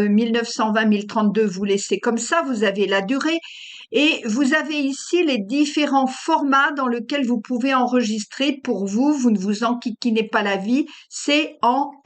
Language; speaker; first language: French; native; French